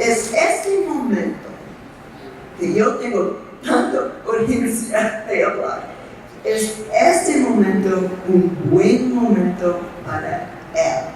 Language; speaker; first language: Spanish; non-native, fluent; English